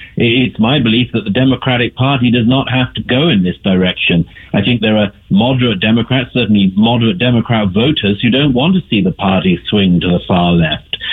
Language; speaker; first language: English; native; English